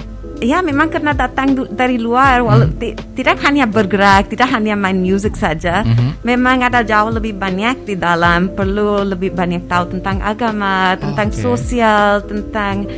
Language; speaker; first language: Indonesian; non-native, fluent; English